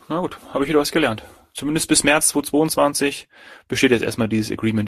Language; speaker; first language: German; native; German